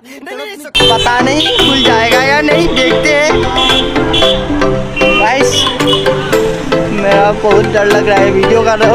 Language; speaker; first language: Hindi; non-native, local second language; Bangla